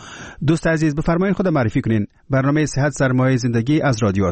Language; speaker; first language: Persian; native; Persian